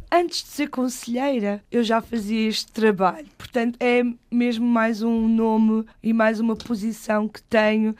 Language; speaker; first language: Portuguese; native; Portuguese